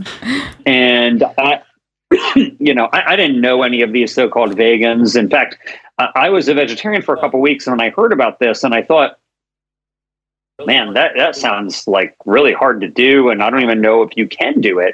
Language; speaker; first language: English; native; English